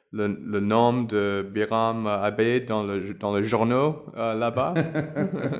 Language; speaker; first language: French; non-native, learner; English